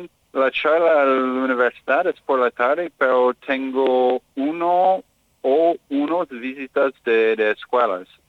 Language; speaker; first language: Spanish; non-native, learner; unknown